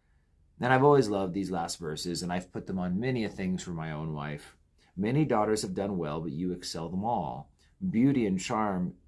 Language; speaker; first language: English; native; English